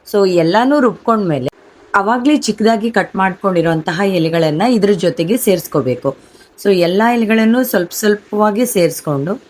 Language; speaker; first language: Kannada; non-native, local second language; Tulu